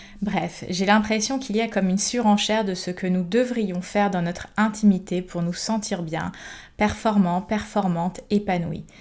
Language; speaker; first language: French; native; French